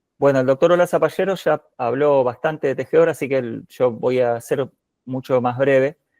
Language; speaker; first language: Spanish; native; Spanish